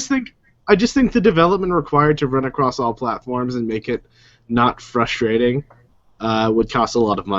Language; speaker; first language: English; native; English